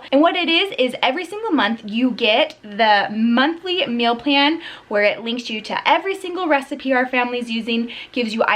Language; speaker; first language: English; native; English